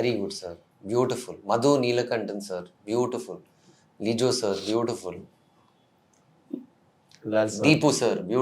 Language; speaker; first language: Malayalam; non-native, learner; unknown